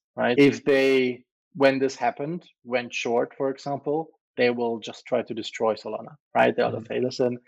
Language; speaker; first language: English; non-native, fluent; German